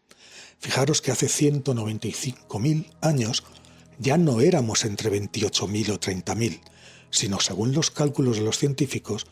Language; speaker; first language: Spanish; native; Spanish